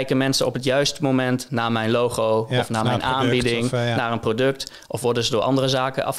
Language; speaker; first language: Dutch; native; Dutch